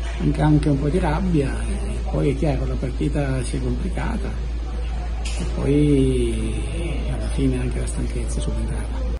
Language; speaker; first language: Italian; native; Italian